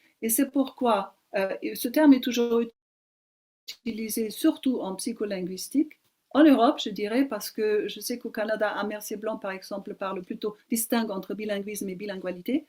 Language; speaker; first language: French; non-native, fluent; German